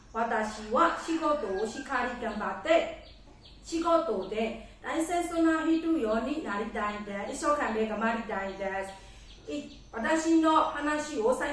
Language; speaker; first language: Japanese; non-native, learner; Burmese